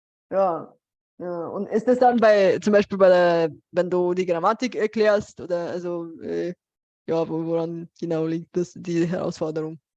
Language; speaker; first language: German; non-native, fluent; Bulgarian